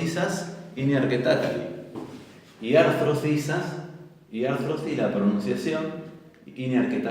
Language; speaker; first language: Greek; non-native, fluent; Spanish